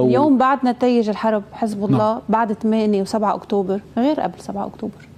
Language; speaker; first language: Arabic; native; Arabic